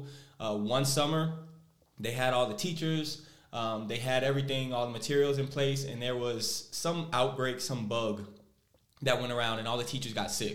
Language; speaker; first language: English; native; English